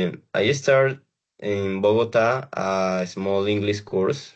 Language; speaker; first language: English; non-native, learner; Spanish